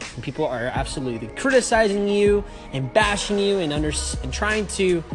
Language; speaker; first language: English; early bilingual, other home language; Spanish